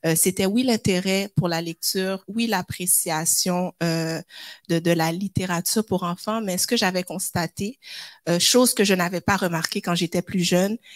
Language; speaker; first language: French; native; French